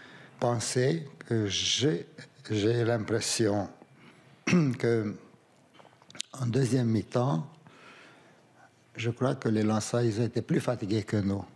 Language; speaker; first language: French; non-native, fluent; Romanian